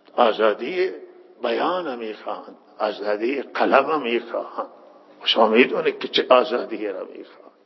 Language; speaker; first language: Persian; non-native, local second language; Baluchi